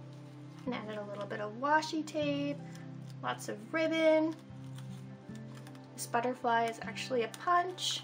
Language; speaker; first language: English; native; English